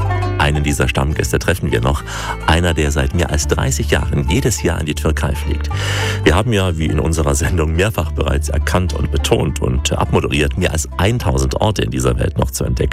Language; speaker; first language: German; native; German